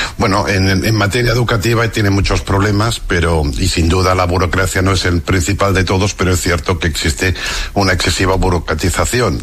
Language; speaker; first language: Spanish; non-native, local second language; Catalan